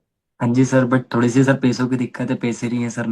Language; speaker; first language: Hindi; native; Hindi